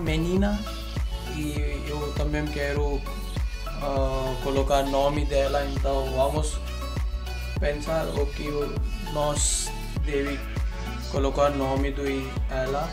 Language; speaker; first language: Portuguese; non-native, learner; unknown